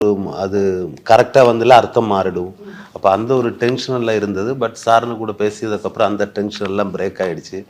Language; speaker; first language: Tamil; non-native, learner; Malayalam